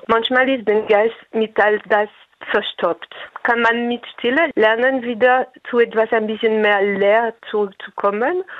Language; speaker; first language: German; non-native, fluent; French